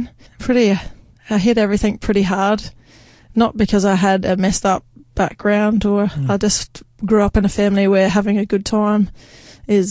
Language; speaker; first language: English; native; English